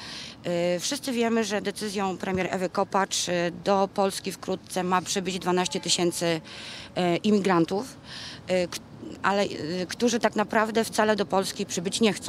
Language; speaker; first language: Polish; native; Polish